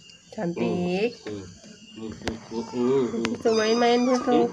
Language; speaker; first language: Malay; non-native, local second language; Javanese